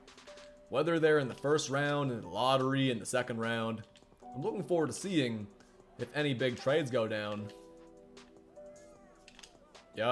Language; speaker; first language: English; native; English